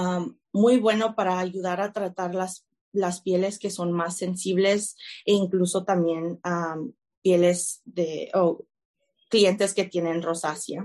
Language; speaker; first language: Spanish; early bilingual, heritage; Spanish